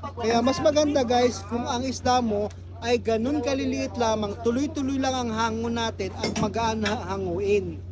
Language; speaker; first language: Filipino; native; Filipino